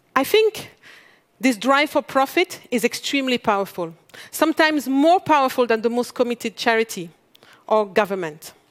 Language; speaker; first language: English; non-native, fluent; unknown